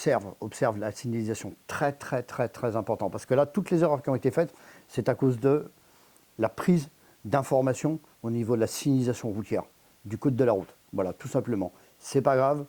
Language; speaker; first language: French; native; French